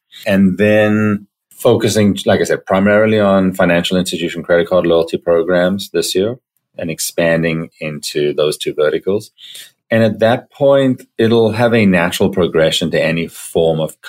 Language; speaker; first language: English; native; English